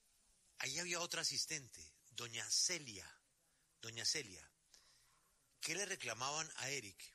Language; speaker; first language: Spanish; native; Spanish